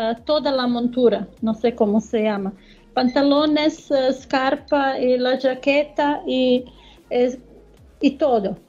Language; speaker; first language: Spanish; non-native, learner; German